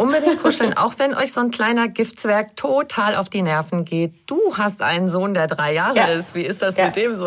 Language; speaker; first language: German; native; German